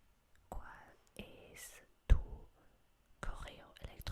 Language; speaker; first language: Spanish; non-native, learner; German